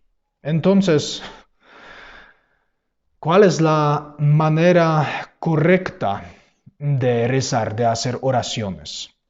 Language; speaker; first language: Spanish; non-native, fluent; Polish